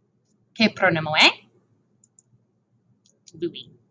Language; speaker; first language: Italian; non-native, fluent; English